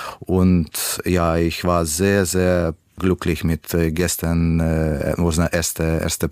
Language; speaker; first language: German; non-native, learner; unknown